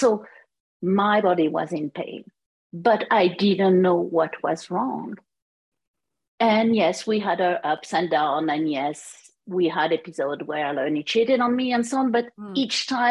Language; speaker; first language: English; non-native, fluent; French